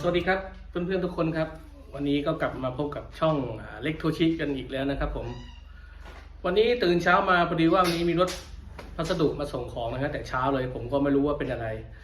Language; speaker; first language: Thai; native; Thai